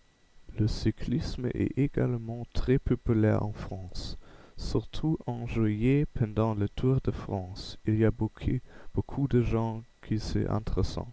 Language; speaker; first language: French; non-native, learner; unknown